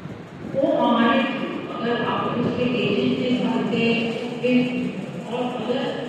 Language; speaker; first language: Hindi; non-native, local second language; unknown